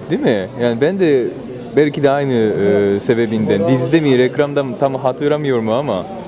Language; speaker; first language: Turkish; non-native, fluent; Japanese